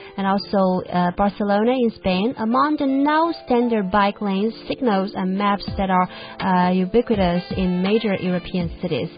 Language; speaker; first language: English; non-native, fluent; Chinese